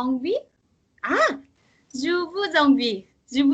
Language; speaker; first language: French; non-native, learner; Korean